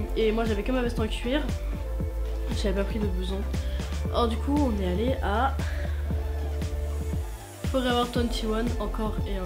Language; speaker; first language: French; native; French